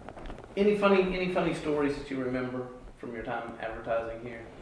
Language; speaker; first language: English; native; English